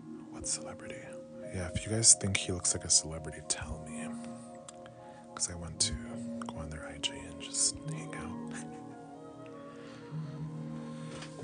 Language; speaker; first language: English; native; English